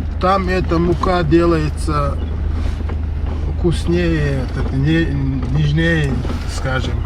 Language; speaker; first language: Russian; non-native, local second language; Chechen